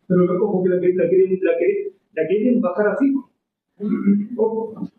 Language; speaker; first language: Spanish; native; Spanish